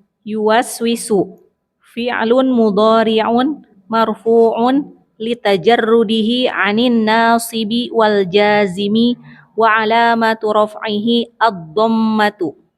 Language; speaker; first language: Arabic; non-native, learner; Indonesian